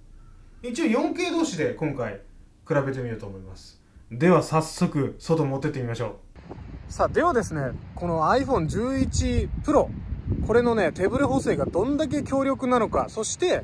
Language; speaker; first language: Japanese; native; Japanese